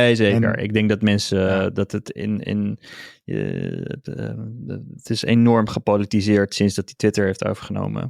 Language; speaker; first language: Dutch; native; Dutch